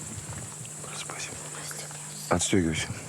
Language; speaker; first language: Russian; native; Russian